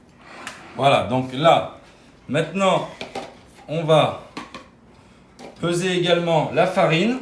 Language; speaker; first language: French; native; French